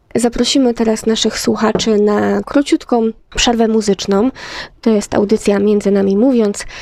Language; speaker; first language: Polish; native; Polish